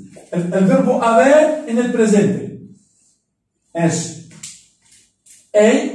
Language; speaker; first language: Spanish; non-native, fluent; Arabic